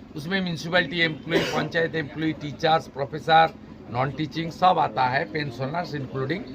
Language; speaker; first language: Hindi; non-native, local second language; Bangla